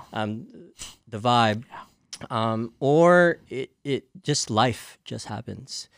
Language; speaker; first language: English; native; English